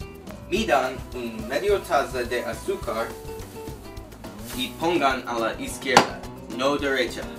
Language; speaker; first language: Spanish; non-native, learner; English